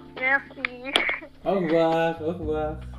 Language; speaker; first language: French; non-native, fluent; Spanish